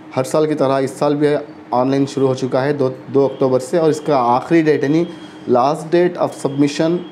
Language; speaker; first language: Hindi; non-native, local second language; Urdu